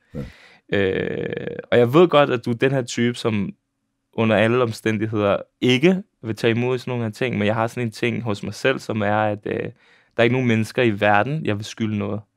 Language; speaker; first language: Danish; early bilingual, other home language; Serbian